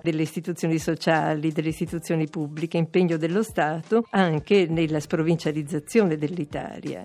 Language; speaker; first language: Italian; native; Italian